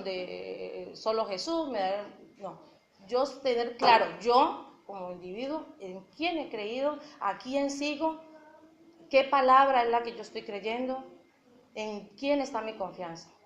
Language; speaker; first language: Spanish; native; Spanish